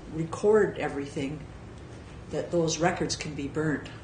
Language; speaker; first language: English; native; English